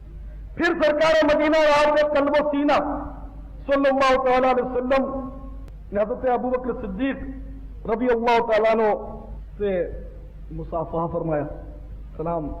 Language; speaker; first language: Urdu; native; Urdu